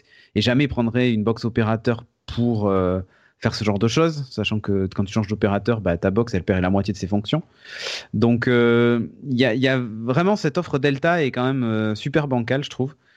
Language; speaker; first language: French; native; French